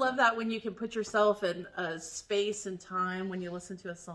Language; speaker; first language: English; native; English